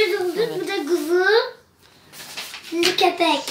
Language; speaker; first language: Turkish; early bilingual, heritage; Turkish